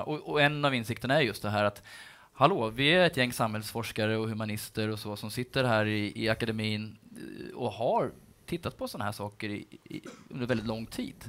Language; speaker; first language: Swedish; native; Swedish